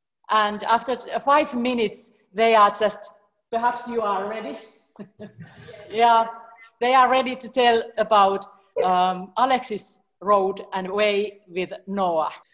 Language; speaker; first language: English; non-native, fluent; Finnish